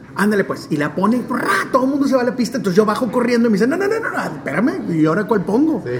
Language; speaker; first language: Spanish; non-native, local second language; English